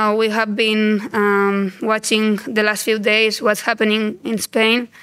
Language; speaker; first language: English; non-native, learner; Spanish